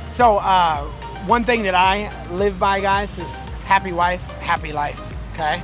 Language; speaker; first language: English; native; English